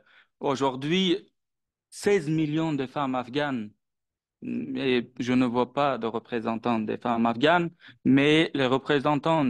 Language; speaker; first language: French; non-native, fluent; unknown